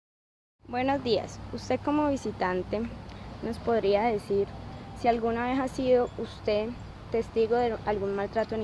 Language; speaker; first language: Spanish; native; Spanish